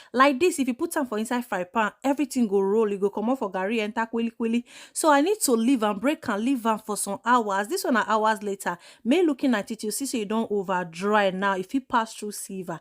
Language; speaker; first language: Nigerian Pidgin; non-native, local second language; Igbo